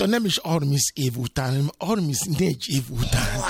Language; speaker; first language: Hungarian; non-native, fluent; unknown